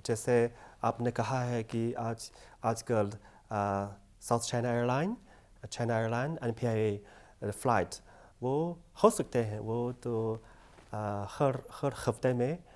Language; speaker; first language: Hindi; non-native, fluent; Chinese